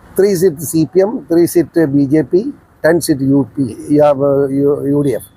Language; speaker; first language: English; non-native, local second language; Malayalam